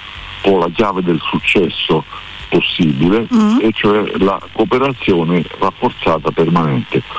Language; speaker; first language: Italian; native; Italian